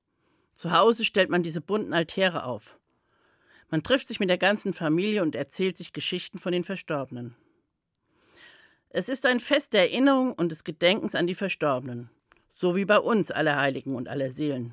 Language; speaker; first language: German; native; German